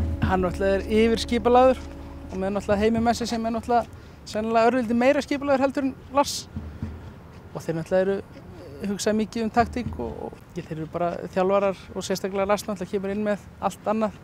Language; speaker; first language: Icelandic; native; Icelandic